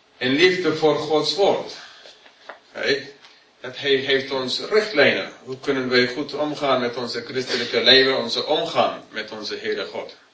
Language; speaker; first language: Dutch; non-native, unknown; English